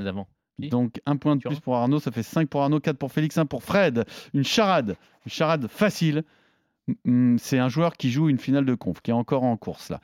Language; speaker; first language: French; native; French